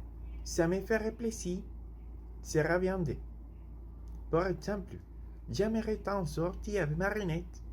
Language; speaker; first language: French; non-native, learner; Spanish